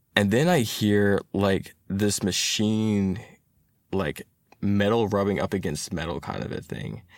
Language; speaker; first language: English; native; English